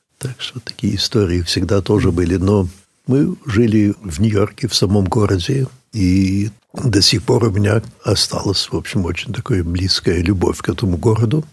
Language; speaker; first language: Russian; early bilingual, heritage; English